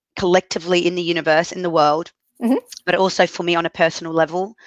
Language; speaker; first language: English; early bilingual, other home language; Arabic